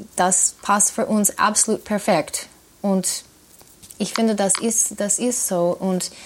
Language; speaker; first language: German; non-native, fluent; English